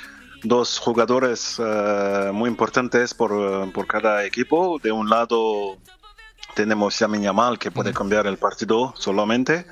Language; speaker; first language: Spanish; non-native, fluent; French